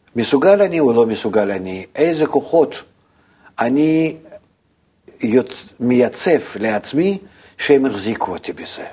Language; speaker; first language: Hebrew; non-native, fluent; Russian